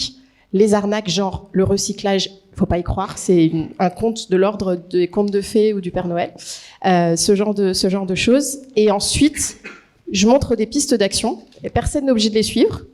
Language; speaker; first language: French; native; French